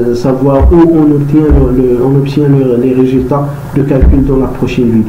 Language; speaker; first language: French; non-native, local second language; Arabic